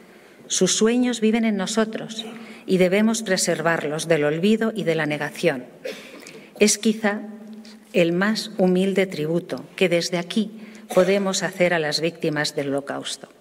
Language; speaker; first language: Spanish; native; Spanish